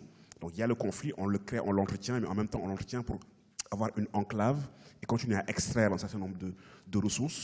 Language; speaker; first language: French; native; French